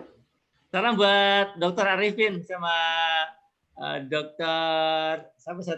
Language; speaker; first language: Indonesian; native; Indonesian